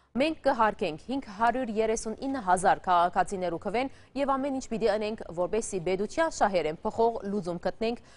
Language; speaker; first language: Armenian; early bilingual, heritage; Armenian